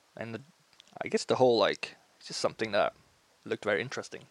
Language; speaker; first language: English; non-native, fluent; Swedish